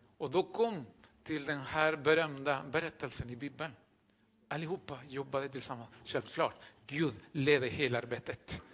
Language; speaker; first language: Swedish; non-native, fluent; Spanish